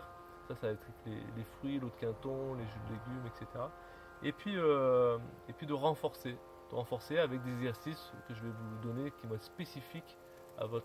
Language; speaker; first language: French; native; French